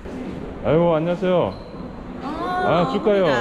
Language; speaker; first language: Korean; native; Korean